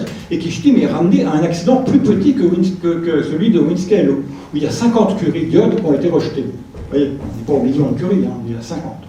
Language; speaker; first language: French; native; French